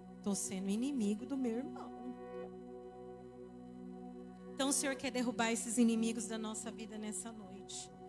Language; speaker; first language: Portuguese; native; Portuguese